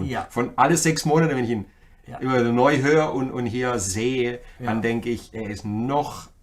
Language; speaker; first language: German; native; German